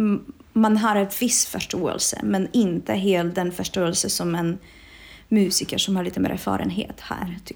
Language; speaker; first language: Swedish; non-native, fluent; Czech